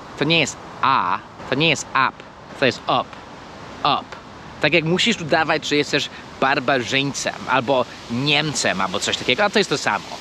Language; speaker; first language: Polish; non-native, fluent; English